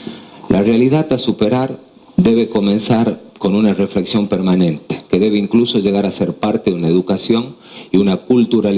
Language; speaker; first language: Spanish; native; Spanish